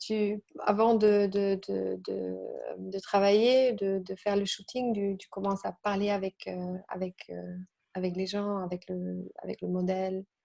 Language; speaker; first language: French; non-native, learner; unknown